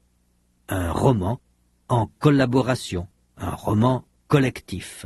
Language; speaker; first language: French; native; French